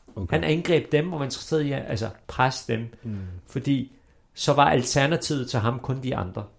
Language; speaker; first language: Danish; early bilingual, other home language; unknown